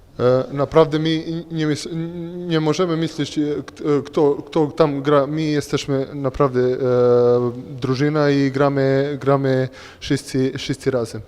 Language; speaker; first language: Polish; non-native, learner; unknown